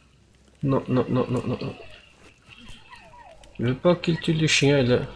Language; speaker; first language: French; non-native, learner; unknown